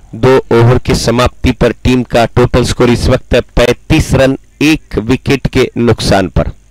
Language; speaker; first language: Hindi; non-native, local second language; Marathi